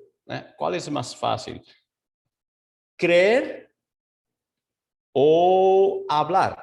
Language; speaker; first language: Portuguese; non-native, fluent; Spanish